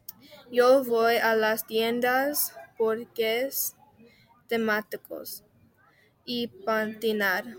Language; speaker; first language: Spanish; non-native, learner; English